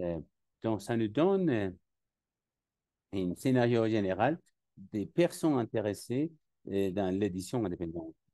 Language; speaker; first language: French; non-native, learner; Spanish